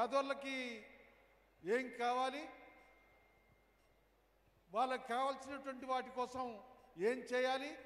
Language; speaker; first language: Telugu; native; Telugu